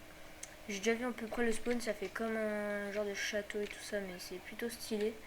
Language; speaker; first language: French; native; French